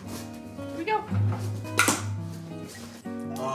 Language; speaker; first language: English; native; English